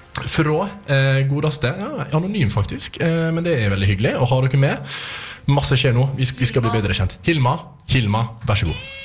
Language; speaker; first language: Norwegian; native; Norwegian